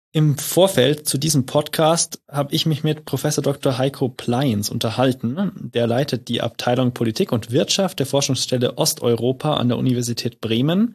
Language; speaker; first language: German; native; German